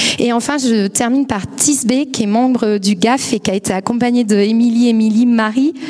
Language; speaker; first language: French; native; French